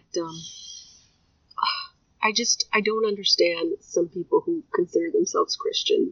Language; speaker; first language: English; early bilingual, other home language; Spanish